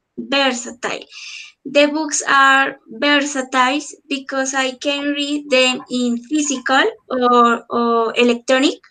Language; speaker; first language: English; non-native, learner; Spanish